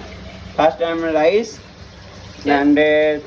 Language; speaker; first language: English; non-native, local second language; Odia